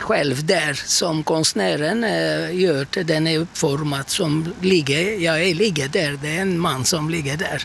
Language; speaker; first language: Swedish; non-native, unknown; Turkish